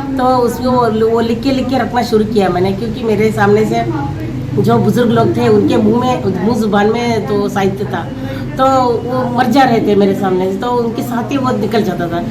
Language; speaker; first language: Hindi; non-native, local second language; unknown